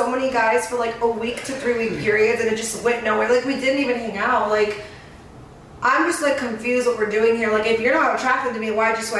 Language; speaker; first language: English; native; English